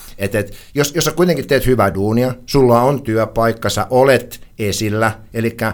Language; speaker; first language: Finnish; native; Finnish